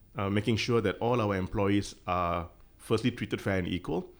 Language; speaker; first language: English; non-native, local second language; Tamil